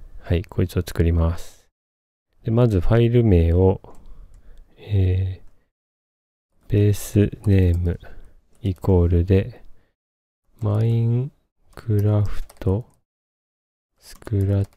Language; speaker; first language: Japanese; native; Japanese